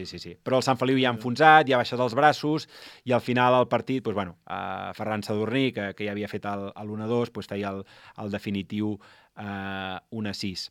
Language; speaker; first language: Catalan; native; Catalan